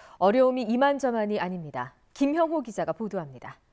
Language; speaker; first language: Korean; native; Korean